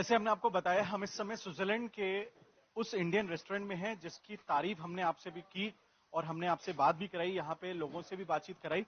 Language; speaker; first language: Hindi; native; Hindi